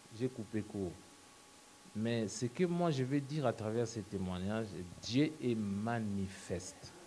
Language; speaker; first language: French; non-native, local second language; Lingala